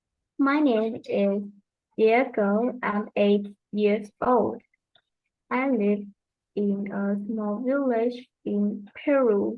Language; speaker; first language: English; non-native, learner; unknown